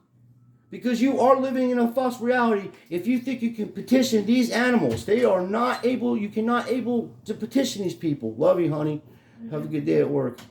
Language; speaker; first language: English; native; English